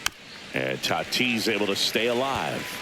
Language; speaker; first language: English; native; English